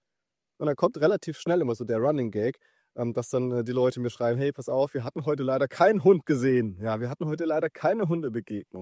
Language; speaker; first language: German; native; German